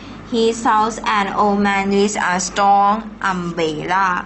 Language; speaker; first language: English; non-native, fluent; Thai